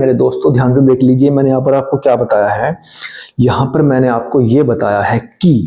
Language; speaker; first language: Hindi; native; Hindi